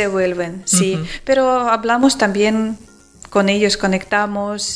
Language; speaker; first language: Spanish; non-native, learner; Ukrainian